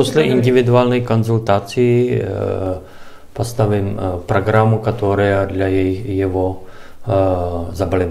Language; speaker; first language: Russian; non-native, learner; Czech